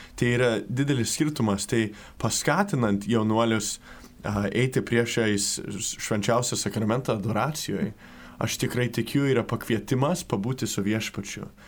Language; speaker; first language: Lithuanian; early bilingual, heritage; Lithuanian